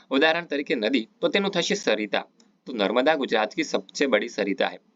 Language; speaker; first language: Hindi; non-native, local second language; Gujarati